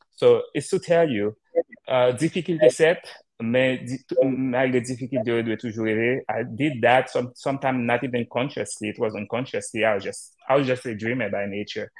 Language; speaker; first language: English; non-native, fluent; Haitian Creole